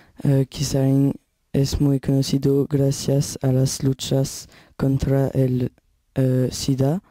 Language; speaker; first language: Spanish; non-native, learner; French